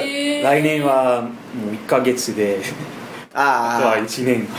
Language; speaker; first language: Japanese; non-native, fluent; English